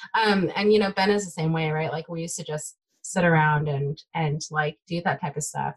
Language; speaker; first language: English; early bilingual, other home language; Min Nan Chinese